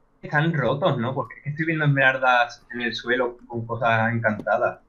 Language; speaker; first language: Spanish; native; Spanish